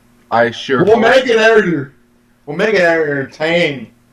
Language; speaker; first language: English; native; English